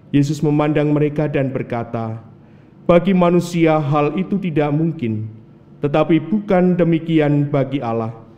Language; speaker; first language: Indonesian; native; Indonesian